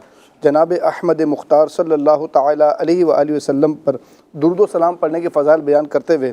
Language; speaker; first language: Urdu; native; Urdu